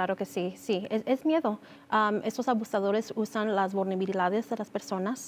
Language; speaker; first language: Spanish; early bilingual, heritage; Spanish